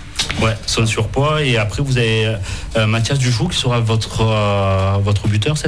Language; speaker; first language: French; native; French